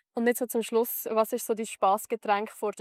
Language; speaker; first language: German; native; German